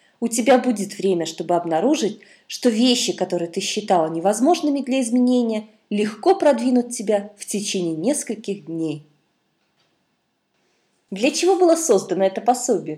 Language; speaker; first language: Russian; native; Russian